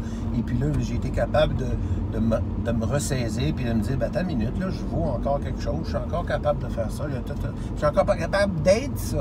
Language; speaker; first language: French; native; French